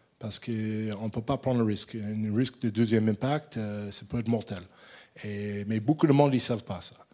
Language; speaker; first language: French; non-native, fluent; English